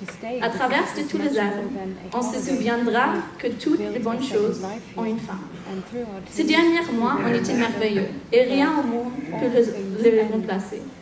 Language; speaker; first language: French; non-native, fluent; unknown